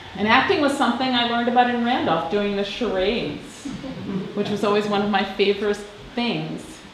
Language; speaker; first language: English; native; English